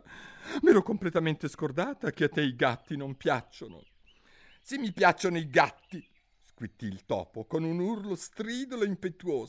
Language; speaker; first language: Italian; native; Italian